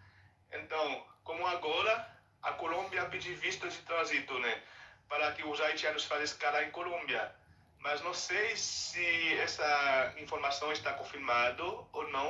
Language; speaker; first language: Portuguese; non-native, fluent; Haitian Creole